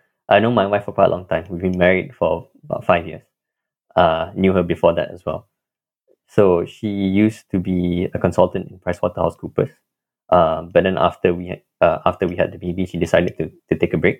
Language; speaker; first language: English; non-native, local second language; Malay